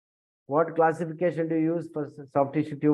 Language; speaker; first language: English; non-native, local second language; Kannada